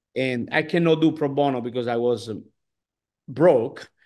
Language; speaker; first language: English; non-native, learner; Italian